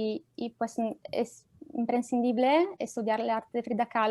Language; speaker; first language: Spanish; non-native, fluent; Italian